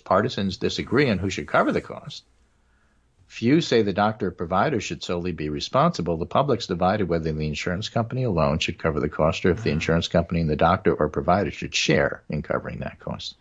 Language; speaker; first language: English; native; English